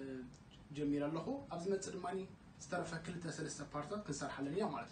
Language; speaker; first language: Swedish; non-native, fluent; Tigrinya